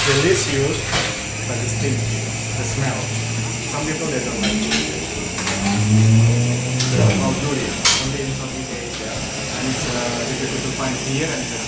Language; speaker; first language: English; non-native, learner; Indonesian